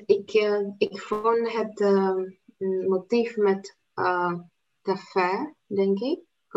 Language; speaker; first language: Dutch; non-native, learner; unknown